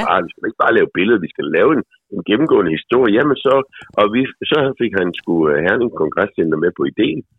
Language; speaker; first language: Danish; native; Danish